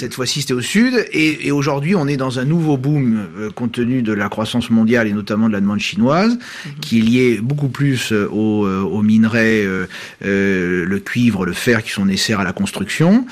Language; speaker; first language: French; native; French